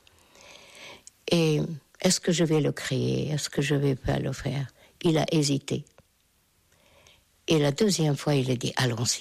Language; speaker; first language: French; non-native, fluent; Hungarian